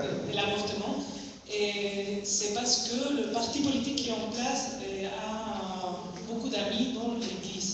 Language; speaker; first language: French; non-native, fluent; Spanish